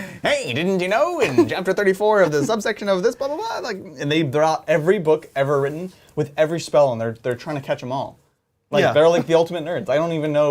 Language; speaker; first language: English; native; English